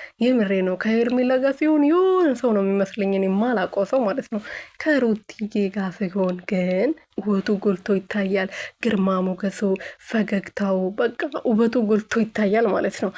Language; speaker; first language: Amharic; native; Amharic